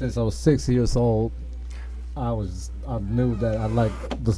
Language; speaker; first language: English; non-native, fluent; Dutch